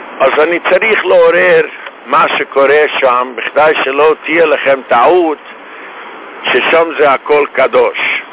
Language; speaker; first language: Hebrew; non-native, fluent; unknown